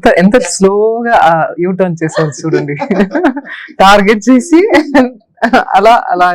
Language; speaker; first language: Telugu; non-native, learner; Tamil